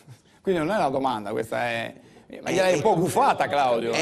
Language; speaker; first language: Italian; native; Italian